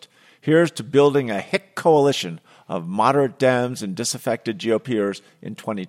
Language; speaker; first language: English; native; English